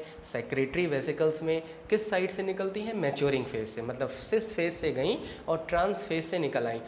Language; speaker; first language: Hindi; native; Hindi